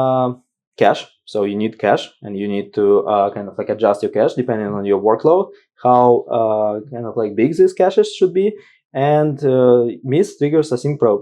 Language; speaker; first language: English; non-native, fluent; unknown